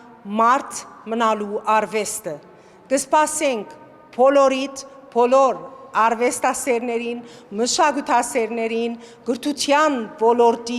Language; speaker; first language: Armenian; native; Armenian